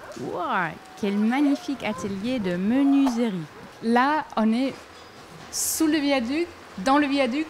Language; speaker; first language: French; non-native, fluent; German